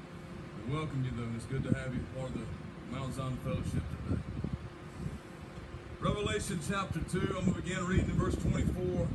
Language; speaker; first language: English; native; English